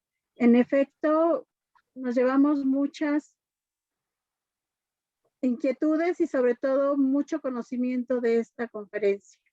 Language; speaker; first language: Spanish; native; Spanish